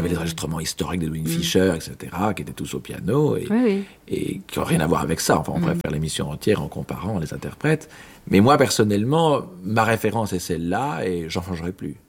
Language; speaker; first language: French; native; French